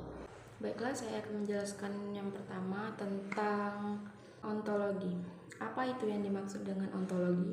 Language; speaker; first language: Indonesian; native; Indonesian